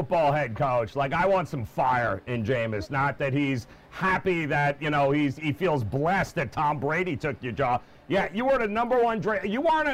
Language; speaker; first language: English; native; English